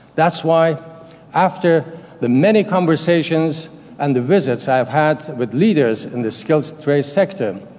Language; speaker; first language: English; non-native, fluent; Persian